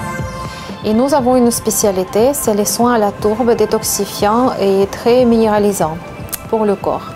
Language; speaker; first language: French; non-native, fluent; Russian